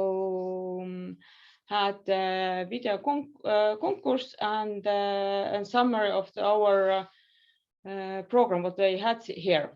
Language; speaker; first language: English; non-native, fluent; Estonian